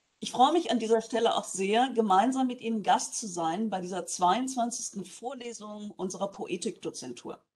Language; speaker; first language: German; native; German